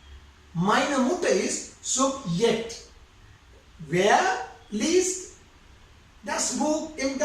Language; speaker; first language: German; non-native, fluent; Sinhala